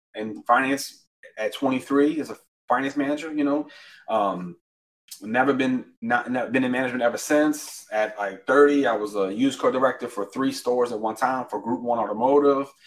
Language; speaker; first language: English; native; English